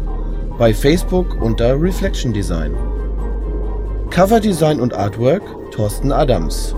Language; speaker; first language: German; native; German